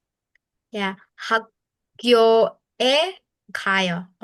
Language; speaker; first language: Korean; non-native, fluent; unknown